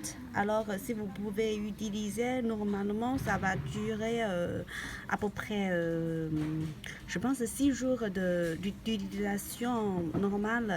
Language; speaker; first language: French; non-native, learner; Chinese